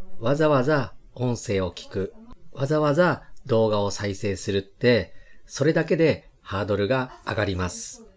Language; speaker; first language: Japanese; native; Japanese